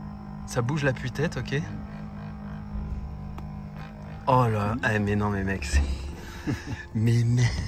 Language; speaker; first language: French; native; French